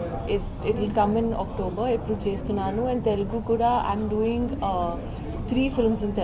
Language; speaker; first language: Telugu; non-native, learner; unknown